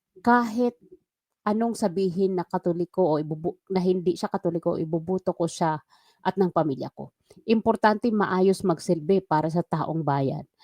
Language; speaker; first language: Filipino; non-native, local second language; Waray